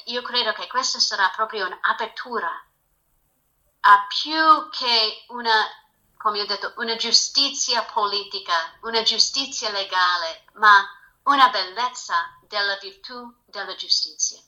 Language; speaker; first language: Italian; non-native, fluent; English